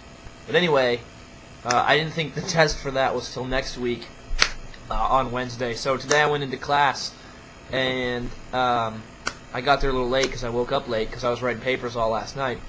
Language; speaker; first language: English; native; English